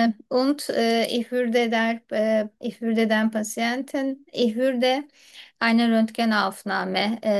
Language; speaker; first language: German; non-native, learner; Turkish